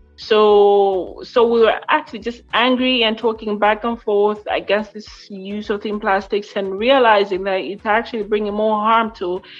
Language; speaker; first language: English; non-native, local second language; Nyanja